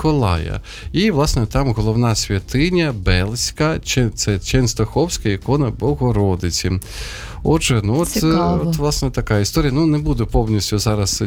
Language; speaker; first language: Ukrainian; native; Ukrainian